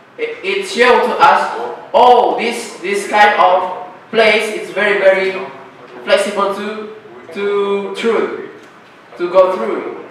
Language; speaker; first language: English; non-native, learner; Indonesian